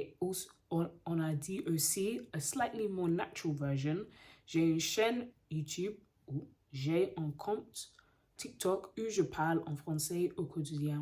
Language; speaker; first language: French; non-native, learner; English